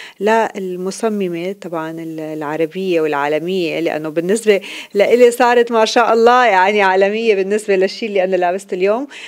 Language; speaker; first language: Arabic; native; Arabic